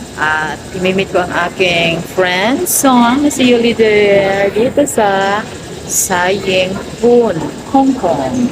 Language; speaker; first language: Filipino; native; Filipino